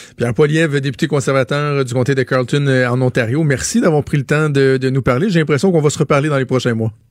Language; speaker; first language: French; native; French